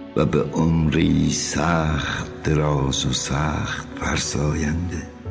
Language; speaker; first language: Persian; native; Persian